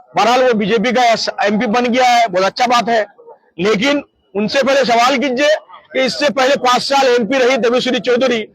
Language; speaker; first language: Hindi; non-native, local second language; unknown